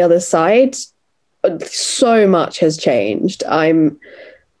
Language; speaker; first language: English; native; English